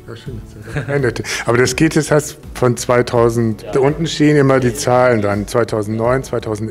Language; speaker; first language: German; native; German